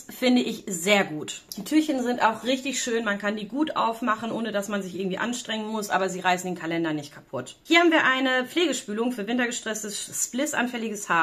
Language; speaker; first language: German; native; German